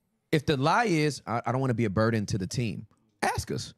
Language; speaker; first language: English; native; English